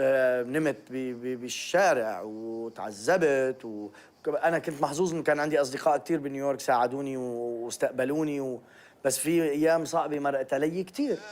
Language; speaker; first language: Arabic; native; Arabic